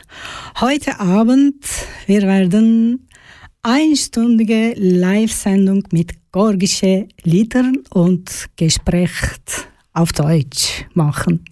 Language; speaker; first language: German; non-native, learner; Georgian